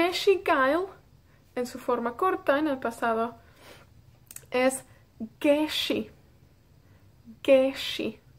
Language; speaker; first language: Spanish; non-native, fluent; Welsh